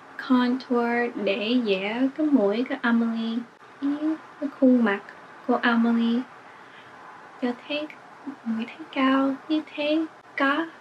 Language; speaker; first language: Vietnamese; early bilingual, heritage; English